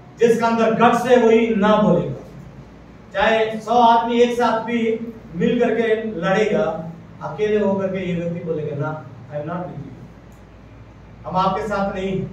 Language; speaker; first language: Hindi; non-native, local second language; Malayalam